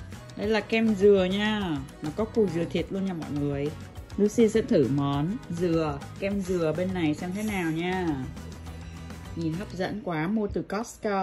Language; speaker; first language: Vietnamese; early bilingual, heritage; Vietnamese